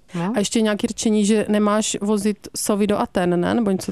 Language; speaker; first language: Czech; native; Czech